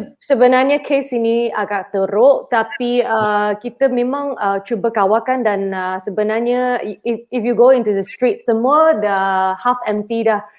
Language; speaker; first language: Malay; non-native, local second language; Chinese